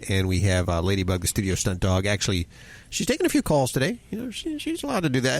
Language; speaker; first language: English; native; English